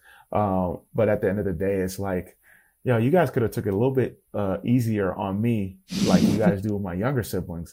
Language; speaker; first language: English; native; English